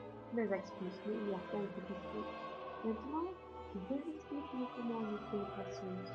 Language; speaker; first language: French; non-native, learner; Dutch